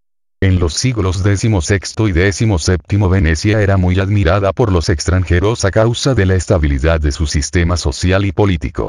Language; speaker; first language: Spanish; native; Spanish